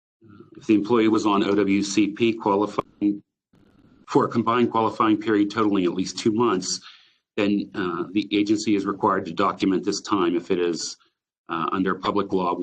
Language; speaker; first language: English; native; English